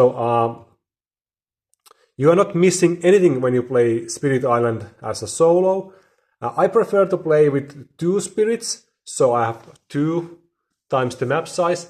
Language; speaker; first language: English; non-native, fluent; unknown